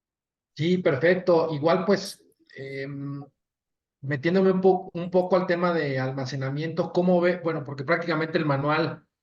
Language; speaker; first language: Spanish; native; Spanish